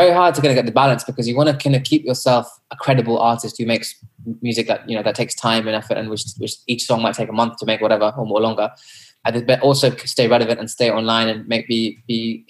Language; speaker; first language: English; native; English